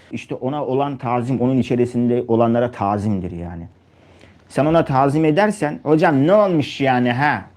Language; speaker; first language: Turkish; native; Turkish